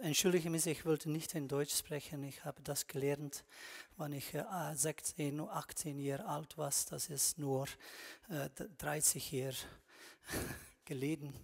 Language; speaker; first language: German; non-native, learner; Dutch